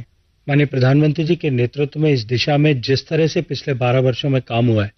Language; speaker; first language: Hindi; native; Hindi